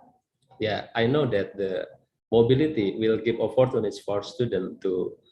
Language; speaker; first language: English; non-native, learner; Indonesian